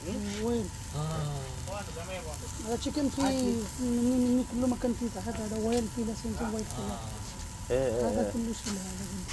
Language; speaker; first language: Arabic; non-native, learner; Hindi